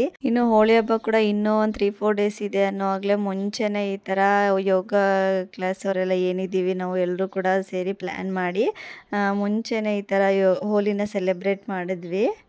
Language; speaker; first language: Kannada; native; Kannada